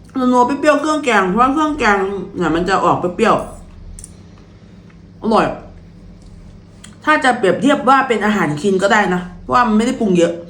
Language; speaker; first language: Thai; native; Thai